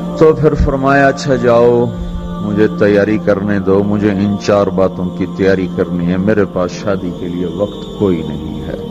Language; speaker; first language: Urdu; non-native, local second language; Punjabi